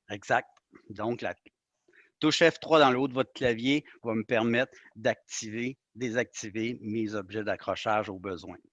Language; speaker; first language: French; native; French